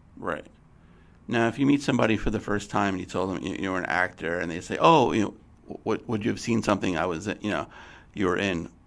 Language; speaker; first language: English; native; English